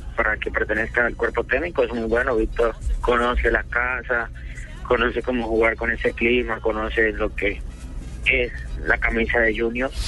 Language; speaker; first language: Spanish; native; Spanish